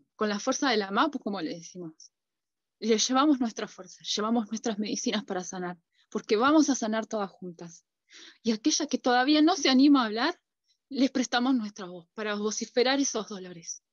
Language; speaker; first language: Spanish; non-native, local second language; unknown